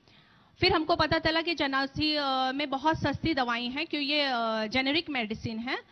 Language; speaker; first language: Hindi; native; Hindi